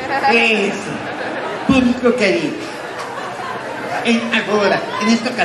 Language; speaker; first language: Portuguese; non-native, learner; Spanish